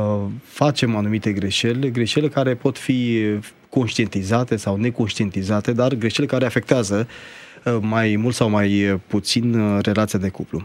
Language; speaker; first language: Romanian; native; Romanian